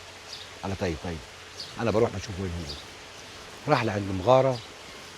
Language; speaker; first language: Arabic; native; Arabic